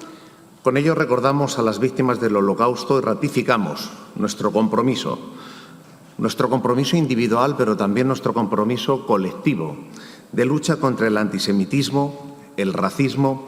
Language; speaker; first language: Spanish; native; Spanish